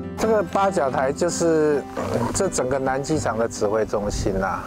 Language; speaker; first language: Chinese; native; Chinese